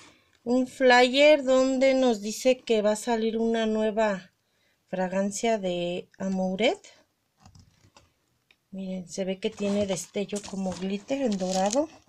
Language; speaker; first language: Spanish; native; Spanish